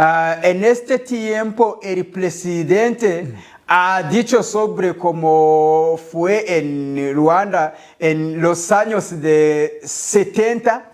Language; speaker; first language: Spanish; non-native, learner; Kinyarwanda